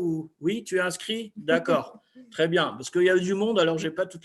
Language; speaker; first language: French; native; French